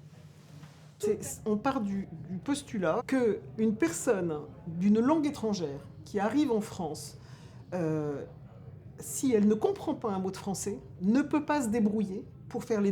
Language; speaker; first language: French; native; French